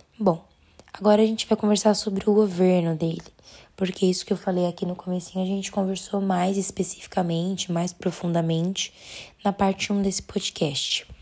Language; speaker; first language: Portuguese; native; Portuguese